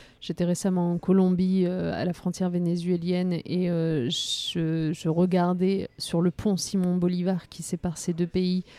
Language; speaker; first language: French; early bilingual, other home language; Riffian